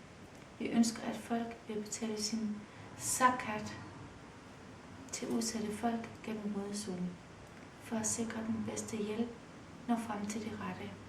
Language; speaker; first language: Danish; early bilingual, other home language; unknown